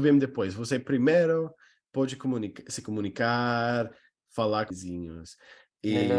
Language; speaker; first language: Portuguese; non-native, learner; English